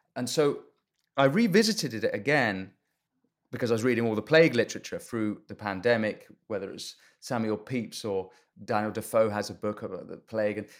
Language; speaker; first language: English; native; English